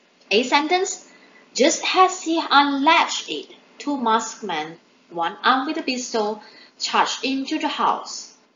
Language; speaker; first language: English; non-native, local second language; Chinese